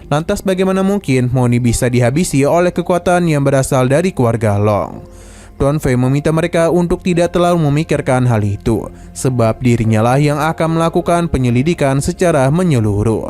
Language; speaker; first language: Indonesian; native; Indonesian